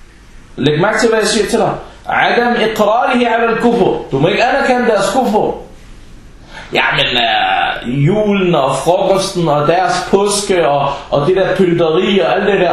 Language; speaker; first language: Danish; non-native, local second language; Arabic